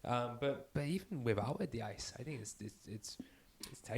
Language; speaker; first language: English; native; English